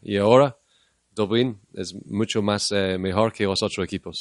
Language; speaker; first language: Spanish; non-native, learner; English